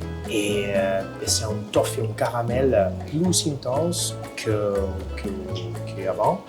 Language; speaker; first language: French; non-native, fluent; Spanish